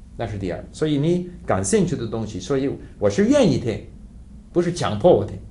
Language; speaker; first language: Chinese; non-native, fluent; English